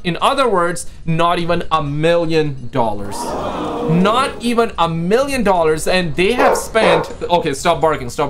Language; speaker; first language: English; native; English